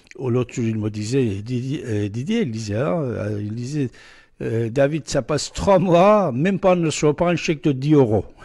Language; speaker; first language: French; non-native, fluent; Persian